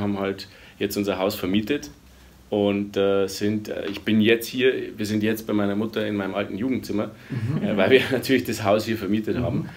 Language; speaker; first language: German; native; German